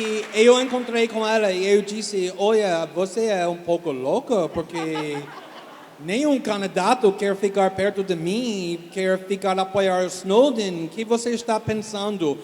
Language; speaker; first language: Portuguese; non-native, fluent; English